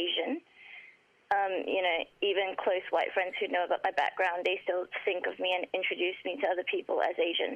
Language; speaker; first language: English; native; English